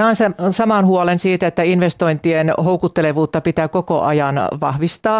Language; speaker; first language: Finnish; native; Finnish